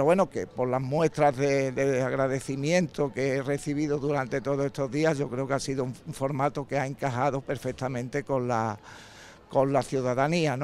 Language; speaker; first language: Spanish; native; Spanish